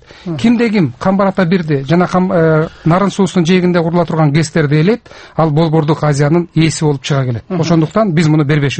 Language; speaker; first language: Kyrgyz; native; Kyrgyz